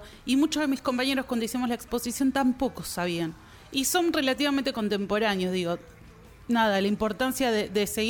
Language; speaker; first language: Spanish; native; Spanish